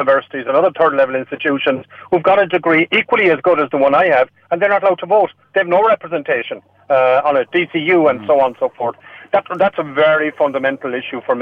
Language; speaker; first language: English; non-native, local second language; Irish